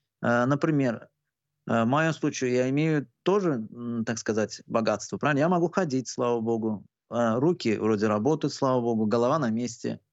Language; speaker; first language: Russian; non-native, local second language; Turkmen